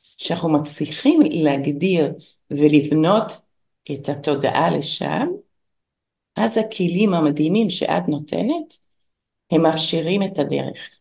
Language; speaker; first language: Hebrew; non-native, fluent; English